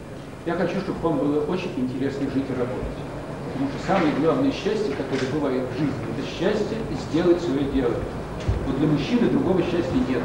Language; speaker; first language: Russian; native; Russian